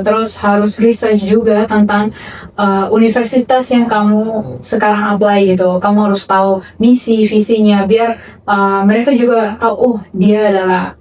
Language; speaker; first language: Indonesian; non-native, fluent; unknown